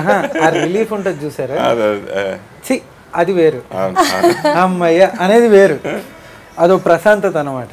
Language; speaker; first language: Telugu; native; Telugu